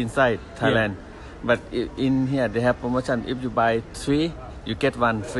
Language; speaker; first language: English; non-native, learner; Swedish